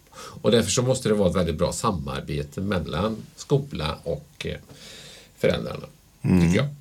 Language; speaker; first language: Swedish; native; Swedish